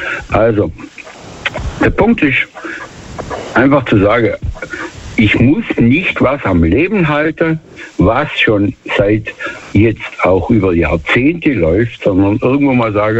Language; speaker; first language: German; native; German